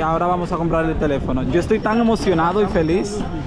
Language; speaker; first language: Spanish; native; Spanish